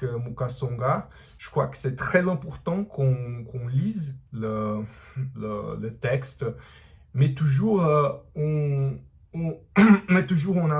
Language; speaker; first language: French; non-native, learner; Portuguese